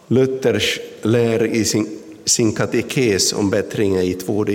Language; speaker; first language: Swedish; non-native, local second language; Finnish